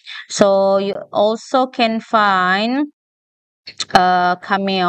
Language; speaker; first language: English; non-native, local second language; Malay